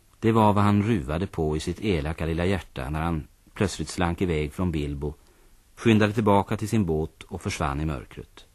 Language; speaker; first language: Swedish; native; Swedish